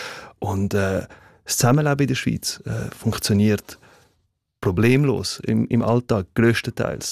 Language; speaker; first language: German; early bilingual, other home language; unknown